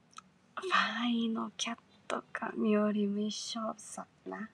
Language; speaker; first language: Thai; non-native, learner; Japanese